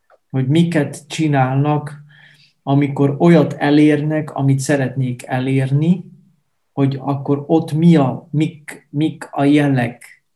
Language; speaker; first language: Hungarian; non-native, fluent; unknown